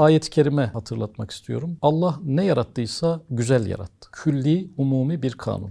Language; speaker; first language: Turkish; native; Turkish